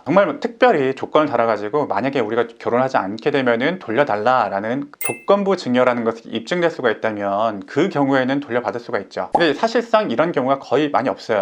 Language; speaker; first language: Korean; native; Korean